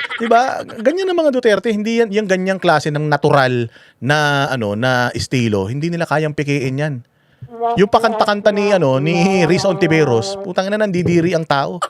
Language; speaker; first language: Filipino; native; Filipino